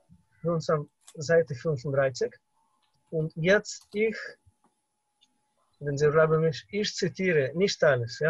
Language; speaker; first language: German; non-native, fluent; Russian